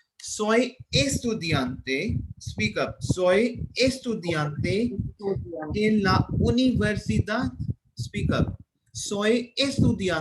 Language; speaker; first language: Spanish; non-native, fluent; Hindi